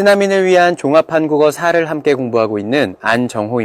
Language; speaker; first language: Korean; native; Korean